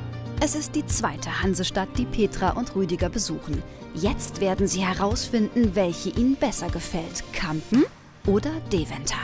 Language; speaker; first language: German; native; German